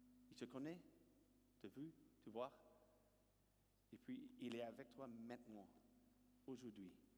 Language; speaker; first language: French; non-native, learner; English